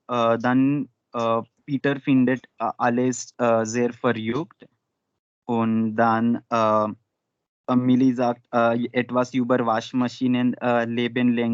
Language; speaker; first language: German; non-native, learner; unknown